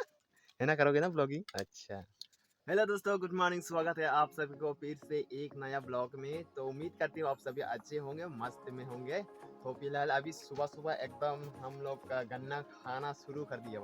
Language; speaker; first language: Hindi; non-native, local second language; Chakma